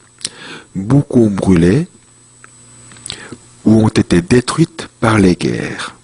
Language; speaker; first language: French; non-native, fluent; Korean